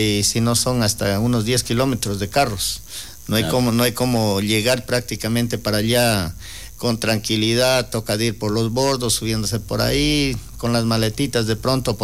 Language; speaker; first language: Spanish; native; Spanish